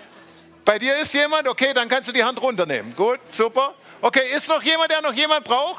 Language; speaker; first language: German; native; German